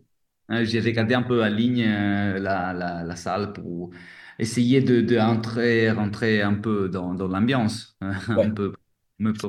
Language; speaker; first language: French; non-native, fluent; Italian